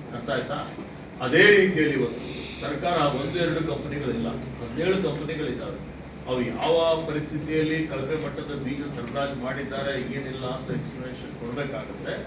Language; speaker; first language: Kannada; native; Kannada